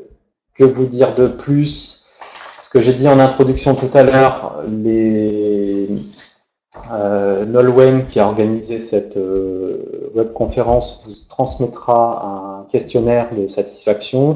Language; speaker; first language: French; native; French